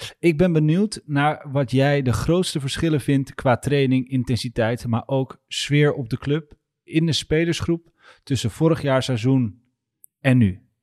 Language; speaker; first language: Dutch; native; Dutch